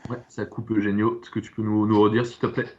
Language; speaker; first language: French; native; French